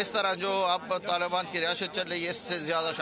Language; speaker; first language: Hindi; non-native, fluent; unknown